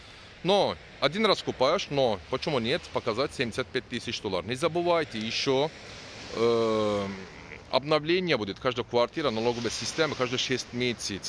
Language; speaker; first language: Russian; non-native, learner; Turkish